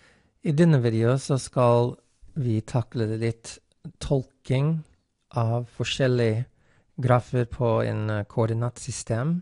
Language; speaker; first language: Norwegian; non-native, fluent; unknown